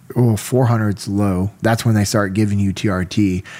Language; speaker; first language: English; native; English